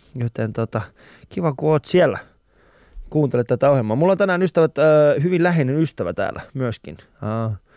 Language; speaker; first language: Finnish; early bilingual, other home language; Persian